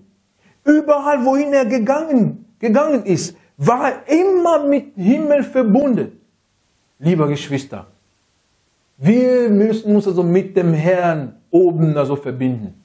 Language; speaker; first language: German; non-native, fluent; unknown